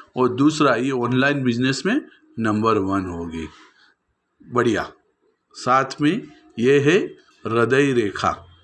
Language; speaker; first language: Hindi; non-native, local second language; Gujarati